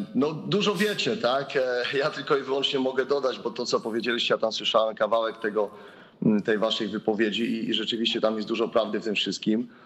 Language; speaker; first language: Polish; native; Polish